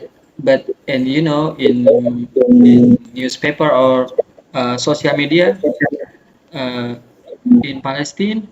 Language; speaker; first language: English; non-native, learner; Indonesian